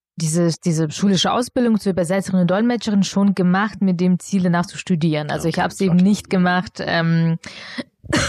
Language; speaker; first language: German; early bilingual, other home language; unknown